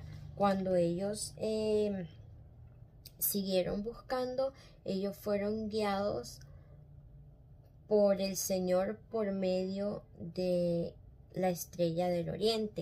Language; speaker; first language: Spanish; native; Spanish